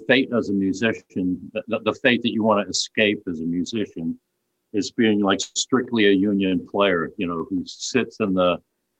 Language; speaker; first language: English; native; English